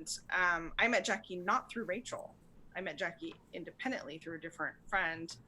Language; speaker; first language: English; native; English